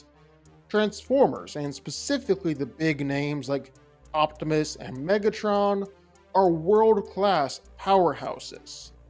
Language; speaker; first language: English; native; English